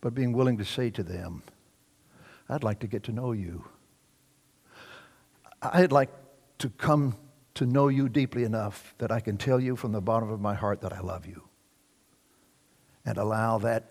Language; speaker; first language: English; native; English